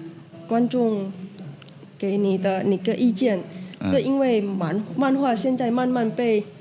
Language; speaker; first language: Chinese; non-native, fluent; Indonesian